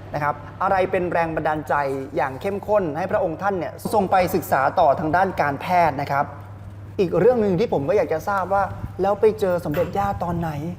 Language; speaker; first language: Thai; native; Thai